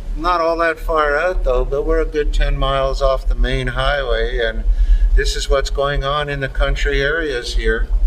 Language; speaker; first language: English; native; English